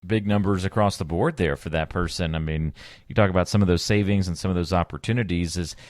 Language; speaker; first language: English; native; English